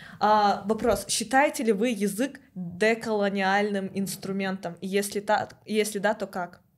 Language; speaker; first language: Russian; native; Russian